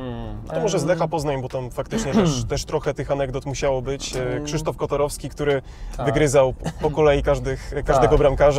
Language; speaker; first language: Polish; native; Polish